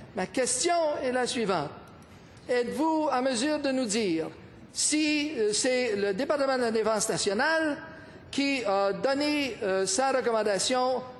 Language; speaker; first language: French; native; French